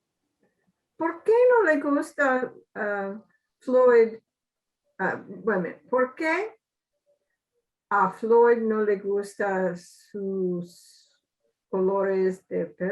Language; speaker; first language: Spanish; non-native, learner; English